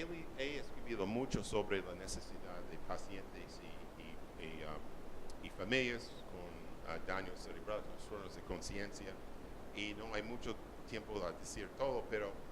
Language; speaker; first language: Spanish; non-native, learner; English